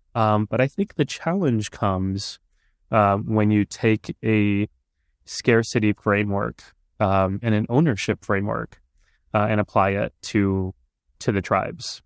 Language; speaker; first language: English; early bilingual, other home language; Punjabi